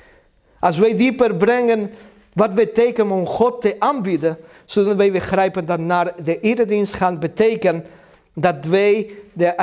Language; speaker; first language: Dutch; non-native, learner; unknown